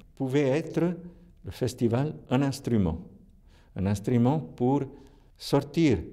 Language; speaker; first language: French; non-native, local second language; Italian